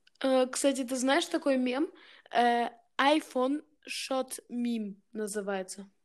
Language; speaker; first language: Russian; early bilingual, heritage; Russian